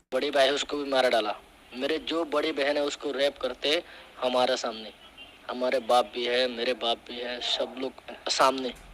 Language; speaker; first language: Hindi; non-native, learner; Rohingya